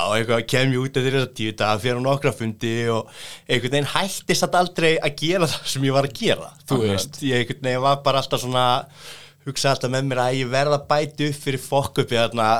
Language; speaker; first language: Icelandic; native; Icelandic